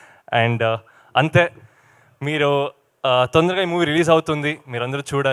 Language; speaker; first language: Telugu; non-native, learner; Kannada